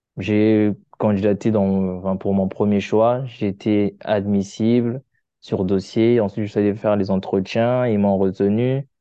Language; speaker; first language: French; non-native, local second language; Lingala